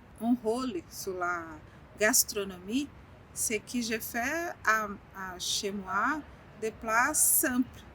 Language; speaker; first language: French; non-native, learner; Portuguese